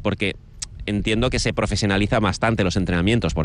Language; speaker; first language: Spanish; native; Spanish